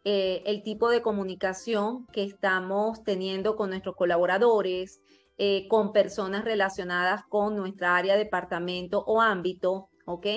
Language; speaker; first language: Spanish; native; Spanish